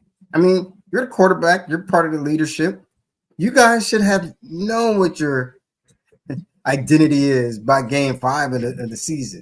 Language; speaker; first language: English; native; English